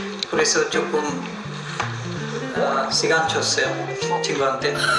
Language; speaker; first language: Korean; non-native, learner; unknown